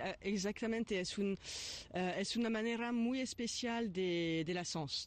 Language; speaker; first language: Spanish; non-native, fluent; French